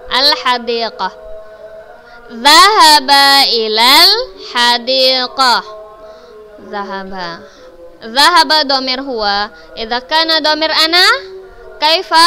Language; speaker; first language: Arabic; non-native, fluent; Indonesian